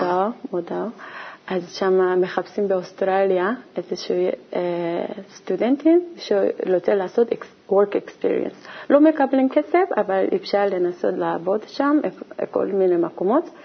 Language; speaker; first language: Hebrew; non-native, learner; Korean